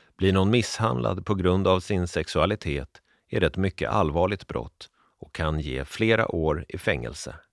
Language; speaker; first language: Swedish; native; Swedish